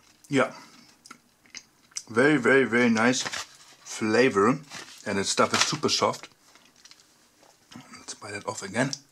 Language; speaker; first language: English; non-native, fluent; German